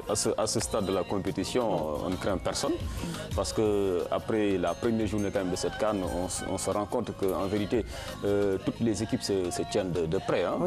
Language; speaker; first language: French; non-native, local second language; Wolof